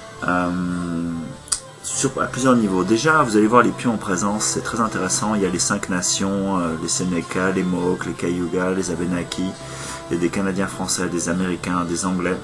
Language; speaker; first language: French; native; French